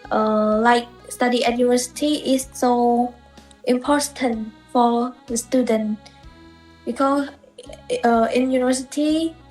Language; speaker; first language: English; non-native, learner; Khmer